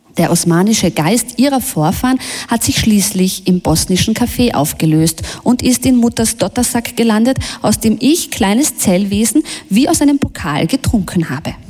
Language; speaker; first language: German; early bilingual, other home language; Bosnian